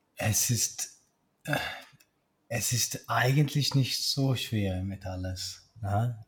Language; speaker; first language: German; non-native, learner; Swedish